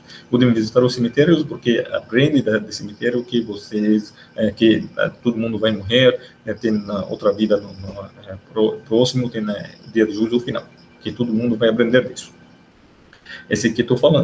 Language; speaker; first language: Portuguese; non-native, fluent; Arabic